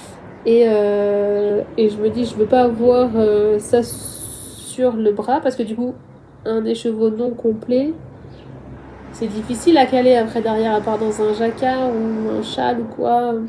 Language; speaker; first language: French; native; French